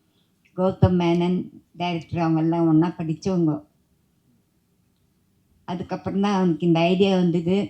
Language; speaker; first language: Tamil; native; Tamil